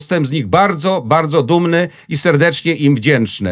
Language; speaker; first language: Polish; native; Polish